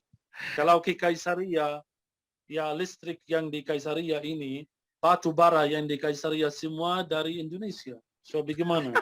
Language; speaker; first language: Indonesian; non-native, fluent; Arabic